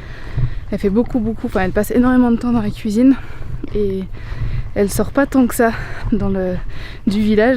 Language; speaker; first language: French; native; French